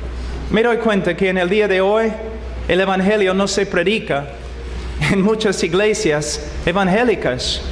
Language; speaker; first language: Spanish; non-native, fluent; English